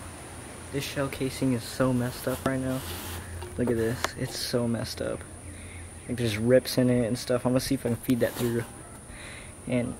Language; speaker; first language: English; native; English